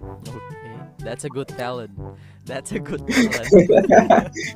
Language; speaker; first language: English; non-native, learner; Indonesian